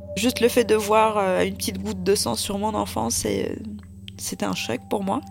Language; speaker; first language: French; early bilingual, other home language; Russian